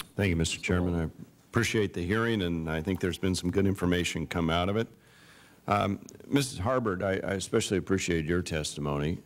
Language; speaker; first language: English; native; English